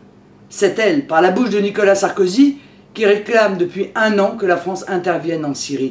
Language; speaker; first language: French; native; French